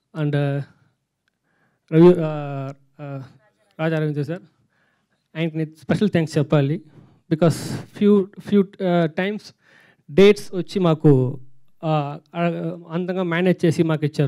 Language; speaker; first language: Telugu; non-native, fluent; Tamil